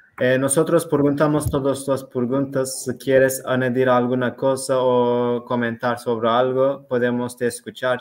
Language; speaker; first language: Spanish; non-native, learner; Turkish